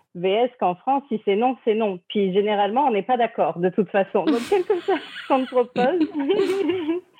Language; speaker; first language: French; native; French